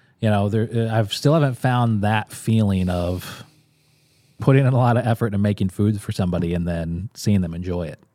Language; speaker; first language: English; native; English